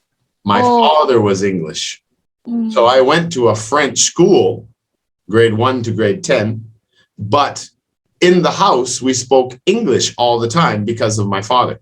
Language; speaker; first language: English; non-native, fluent; French